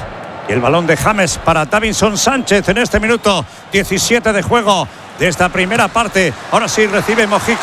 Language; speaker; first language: Spanish; native; Spanish